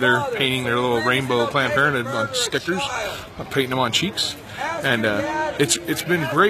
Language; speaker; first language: English; native; English